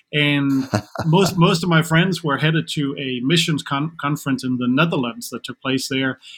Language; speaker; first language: English; non-native, fluent; Danish